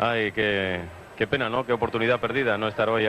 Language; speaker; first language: Spanish; native; Spanish